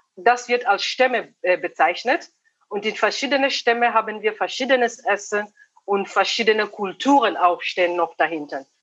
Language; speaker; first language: German; non-native, fluent; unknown